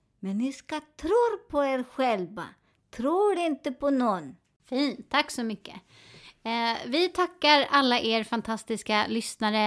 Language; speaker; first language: Swedish; non-native, fluent; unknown